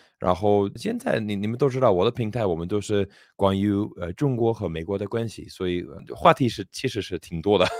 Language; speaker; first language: Chinese; non-native, fluent; English